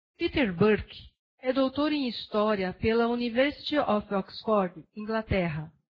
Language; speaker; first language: Portuguese; native; Portuguese